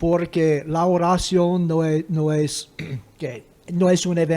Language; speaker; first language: Spanish; non-native, fluent; English